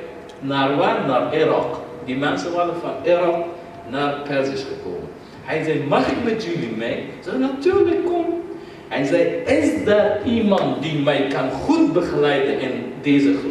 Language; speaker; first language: Dutch; non-native, fluent; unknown